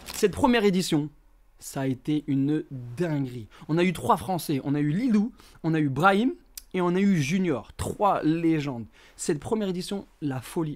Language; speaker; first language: French; native; French